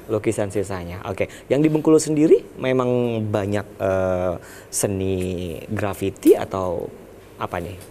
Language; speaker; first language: Indonesian; native; Indonesian